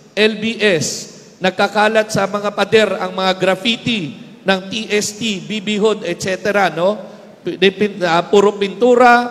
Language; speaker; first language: Filipino; native; Filipino